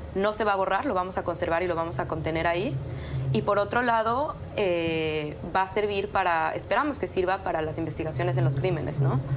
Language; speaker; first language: Spanish; native; Spanish